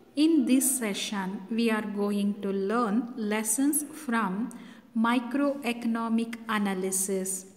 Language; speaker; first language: English; non-native, local second language; Kannada